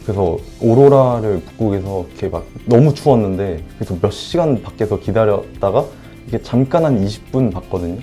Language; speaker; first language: Korean; native; Korean